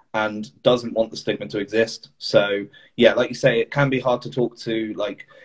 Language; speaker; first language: English; native; English